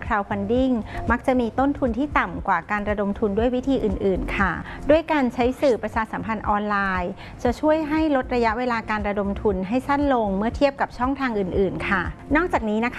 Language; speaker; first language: Thai; native; Thai